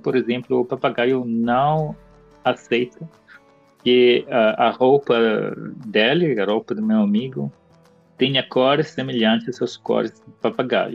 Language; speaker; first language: Portuguese; non-native, fluent; Italian